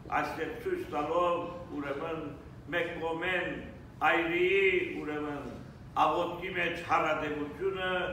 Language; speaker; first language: Armenian; early bilingual, heritage; Armenian